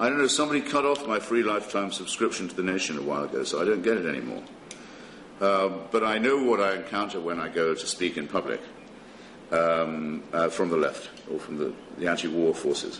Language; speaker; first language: English; native; English